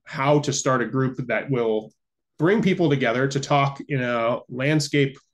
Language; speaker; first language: English; native; English